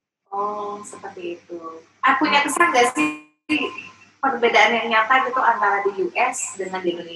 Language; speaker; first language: Indonesian; native; Indonesian